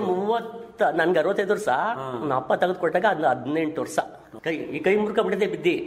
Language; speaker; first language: Kannada; native; Kannada